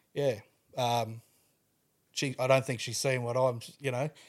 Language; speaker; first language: English; native; English